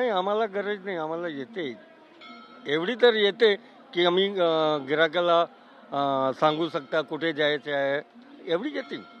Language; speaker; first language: Marathi; non-native, learner; Hindi